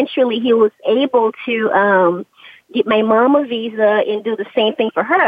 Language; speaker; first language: English; early bilingual, other home language; Haitian Creole